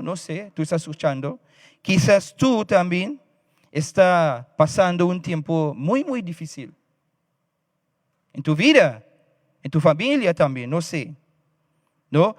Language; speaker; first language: Spanish; non-native, fluent; English